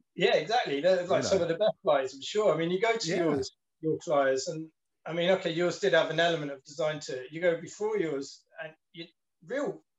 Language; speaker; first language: English; native; English